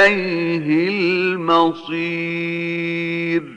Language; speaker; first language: Arabic; native; Arabic